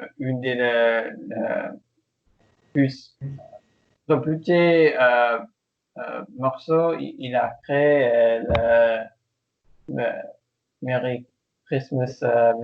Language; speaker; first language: French; non-native, learner; English